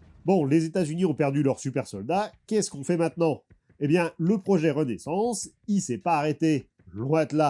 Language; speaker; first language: French; native; French